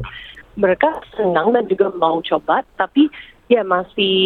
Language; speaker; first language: Indonesian; early bilingual, heritage; English